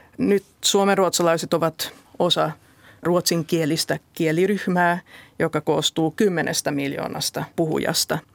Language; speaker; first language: Finnish; non-native, local second language; Swedish